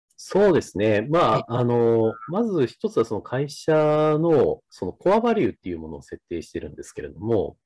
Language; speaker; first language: Japanese; native; Japanese